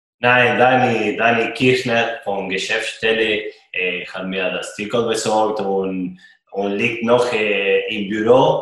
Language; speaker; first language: German; non-native, fluent; Spanish